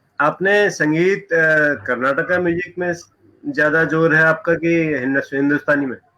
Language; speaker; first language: Hindi; native; Hindi